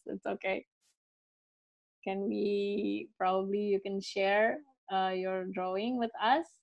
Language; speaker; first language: English; non-native, fluent; Indonesian